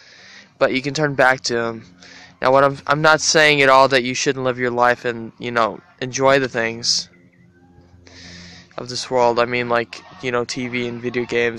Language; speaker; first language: English; native; English